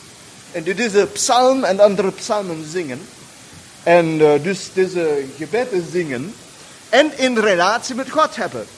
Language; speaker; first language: German; non-native, learner; Dutch